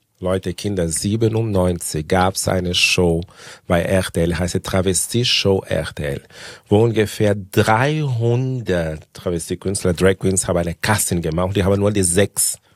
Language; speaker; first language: German; non-native, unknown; Portuguese